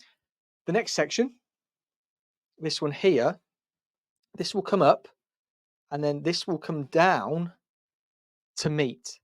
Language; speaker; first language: English; native; English